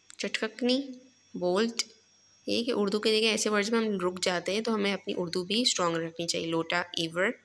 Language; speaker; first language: Urdu; native; Urdu